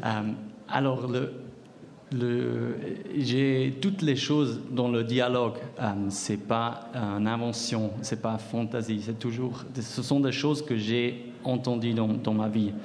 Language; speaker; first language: French; non-native, fluent; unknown